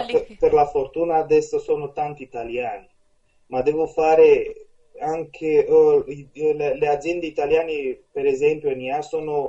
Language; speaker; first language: Italian; non-native, fluent; Romanian